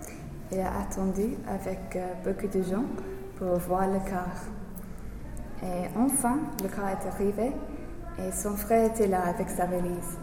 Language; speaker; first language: French; non-native, learner; English